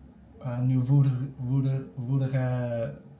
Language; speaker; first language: French; non-native, learner; Chinese